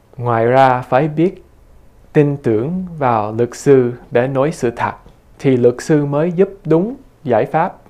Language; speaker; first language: Vietnamese; early bilingual, heritage; Vietnamese